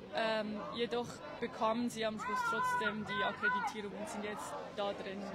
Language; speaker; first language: German; early bilingual, other home language; Tibetan